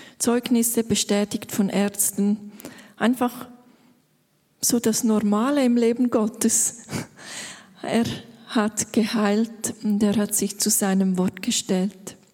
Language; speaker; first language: German; native; German